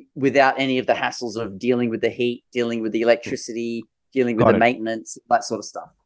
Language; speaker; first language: English; native; English